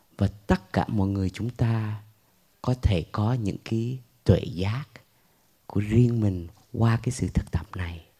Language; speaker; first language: Vietnamese; early bilingual, heritage; Vietnamese